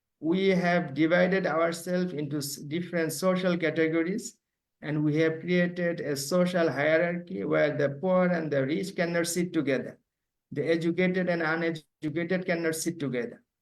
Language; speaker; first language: English; non-native, local second language; Bangla